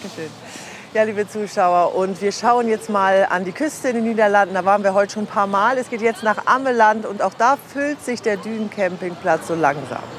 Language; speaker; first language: German; native; German